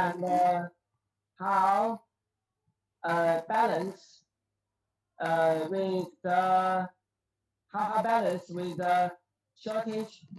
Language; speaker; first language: English; non-native, learner; Chinese